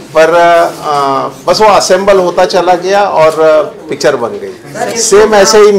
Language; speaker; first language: Hindi; non-native, local second language; Marathi